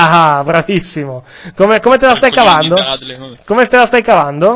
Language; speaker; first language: Italian; native; Italian